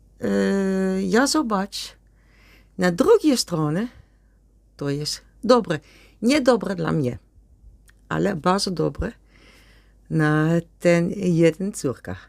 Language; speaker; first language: Polish; non-native, learner; Dutch